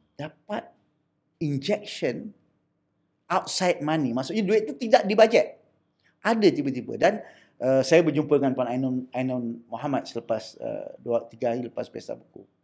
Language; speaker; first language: Malay; native; Malay